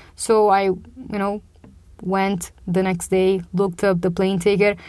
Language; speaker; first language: English; non-native, fluent; Portuguese